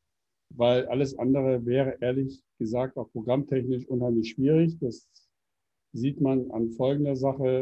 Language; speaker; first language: German; native; German